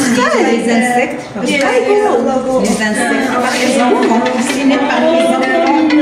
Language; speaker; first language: French; non-native, local second language; Arabic